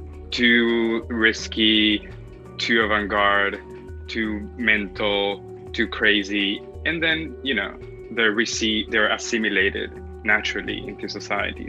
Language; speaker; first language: English; non-native, fluent; Spanish